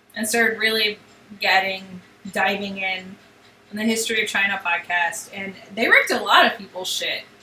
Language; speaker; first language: English; native; English